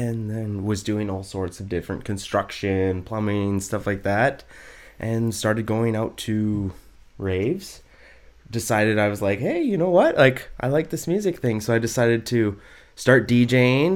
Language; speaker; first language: English; native; English